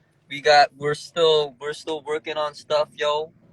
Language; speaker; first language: English; early bilingual, other home language; Korean